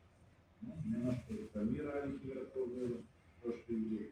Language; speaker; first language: Russian; non-native, fluent; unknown